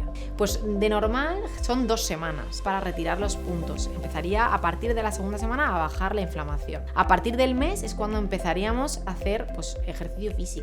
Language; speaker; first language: Spanish; native; Spanish